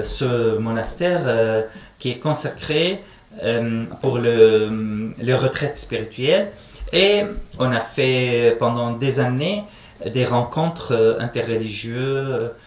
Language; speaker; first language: French; non-native, fluent; Arabic